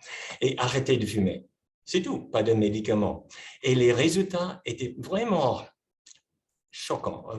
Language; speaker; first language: French; non-native, fluent; English